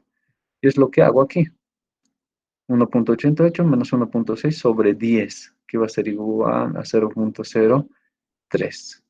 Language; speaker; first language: Spanish; native; Spanish